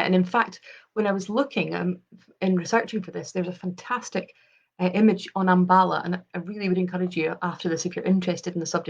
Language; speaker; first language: English; native; English